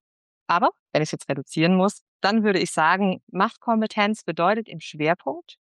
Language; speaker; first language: German; native; German